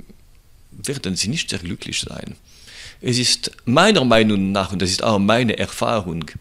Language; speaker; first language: German; non-native, local second language; French